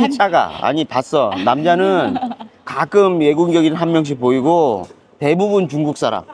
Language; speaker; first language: Korean; native; Korean